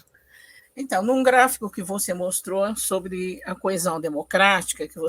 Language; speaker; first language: Portuguese; native; Portuguese